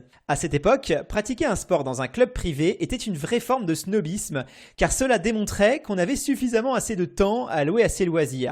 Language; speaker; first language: French; native; French